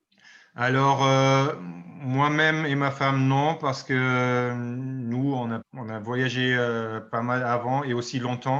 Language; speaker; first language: French; non-native, fluent; German